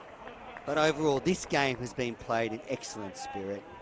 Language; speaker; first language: English; native; English